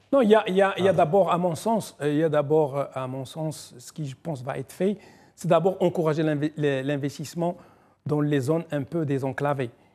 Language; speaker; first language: French; non-native, local second language; Arabic